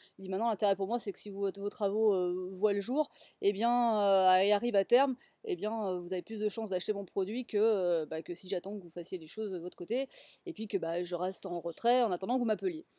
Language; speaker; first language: French; native; French